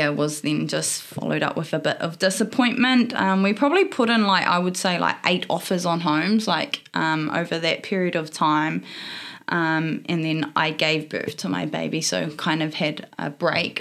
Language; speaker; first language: English; native; English